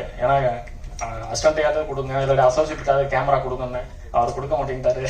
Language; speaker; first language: Tamil; native; Tamil